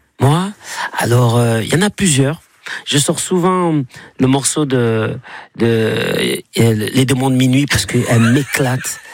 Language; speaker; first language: French; native; French